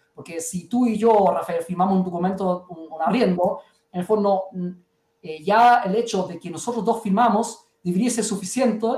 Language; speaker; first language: Spanish; early bilingual, heritage; German